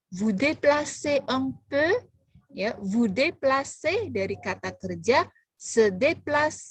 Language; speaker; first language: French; non-native, fluent; Indonesian